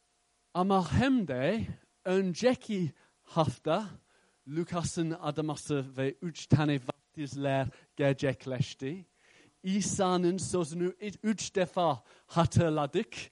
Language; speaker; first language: Turkish; non-native, fluent; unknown